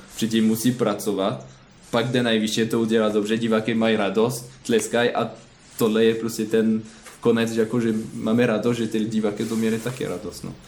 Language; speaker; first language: Czech; non-native, learner; French